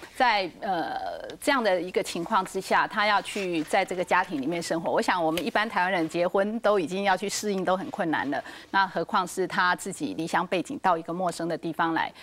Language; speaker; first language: Chinese; native; Chinese